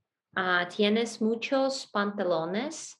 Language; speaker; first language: Spanish; non-native, learner; Russian